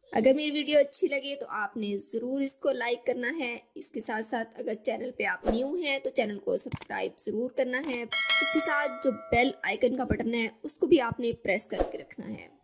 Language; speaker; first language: Urdu; native; Urdu